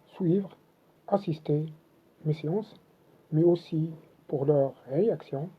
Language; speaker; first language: French; non-native, local second language; Arabic